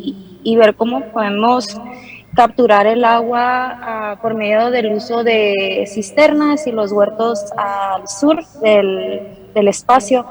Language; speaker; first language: Spanish; early bilingual, heritage; Spanish